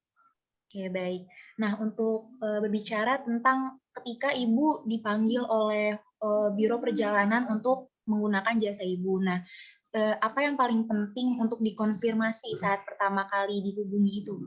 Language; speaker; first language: Indonesian; native; Indonesian